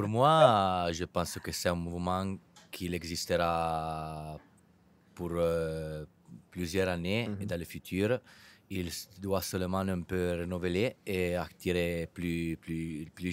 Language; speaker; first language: French; non-native, fluent; Italian